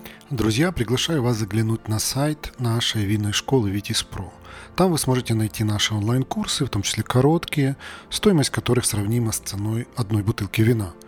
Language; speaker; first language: Russian; native; Russian